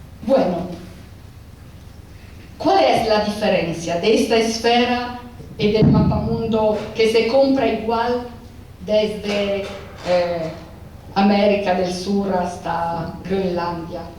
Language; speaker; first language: Spanish; non-native, fluent; Italian